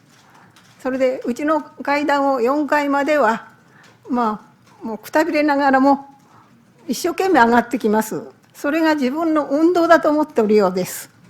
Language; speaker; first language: Japanese; native; Japanese